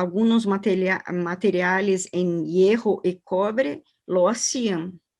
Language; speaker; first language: Spanish; non-native, learner; Portuguese